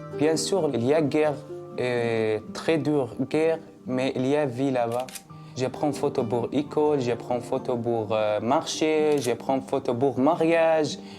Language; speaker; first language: French; non-native, learner; Arabic